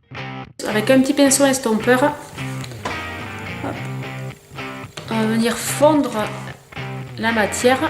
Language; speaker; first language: French; native; French